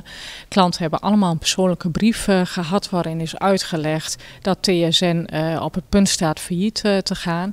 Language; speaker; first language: Dutch; native; Dutch